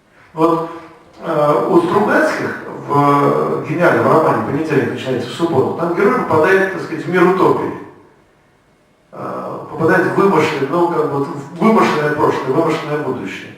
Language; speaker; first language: Russian; native; Russian